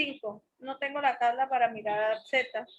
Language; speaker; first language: Spanish; native; Spanish